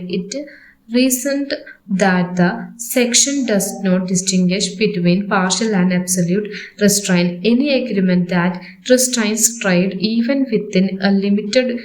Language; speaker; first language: English; non-native, local second language; Malayalam